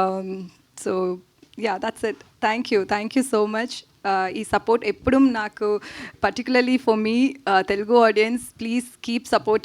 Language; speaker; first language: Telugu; non-native, learner; Tamil